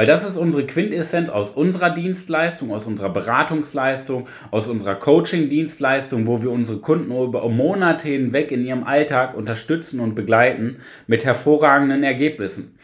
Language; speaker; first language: German; native; German